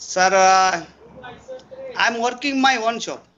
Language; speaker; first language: English; non-native, learner; Bangla